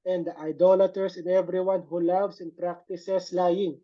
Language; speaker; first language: English; non-native, local second language; Filipino